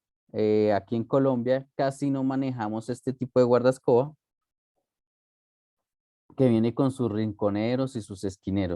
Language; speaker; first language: Spanish; native; Spanish